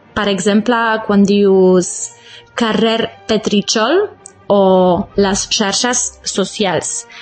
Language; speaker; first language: Catalan; non-native, fluent; Polish